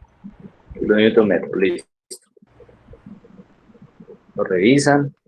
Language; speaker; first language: Spanish; native; Spanish